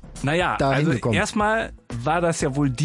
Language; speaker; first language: German; native; German